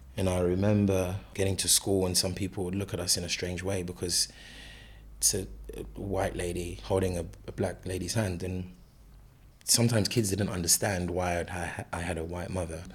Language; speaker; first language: English; native; English